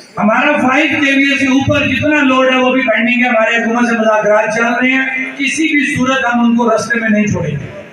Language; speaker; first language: Hindi; non-native, local second language; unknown